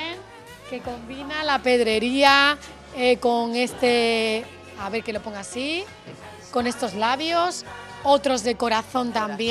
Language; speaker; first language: Spanish; native; Spanish